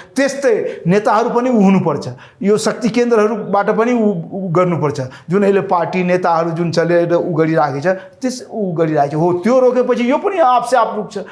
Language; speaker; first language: Nepali; non-native, local second language; Rana Tharu